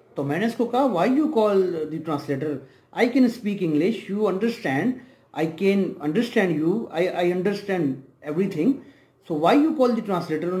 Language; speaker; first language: Urdu; native; Urdu